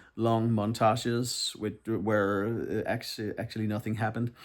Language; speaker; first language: English; non-native, fluent; Danish